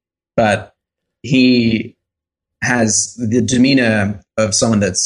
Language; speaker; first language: English; native; English